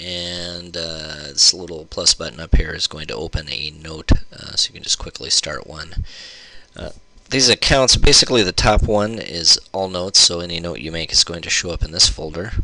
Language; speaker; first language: English; native; English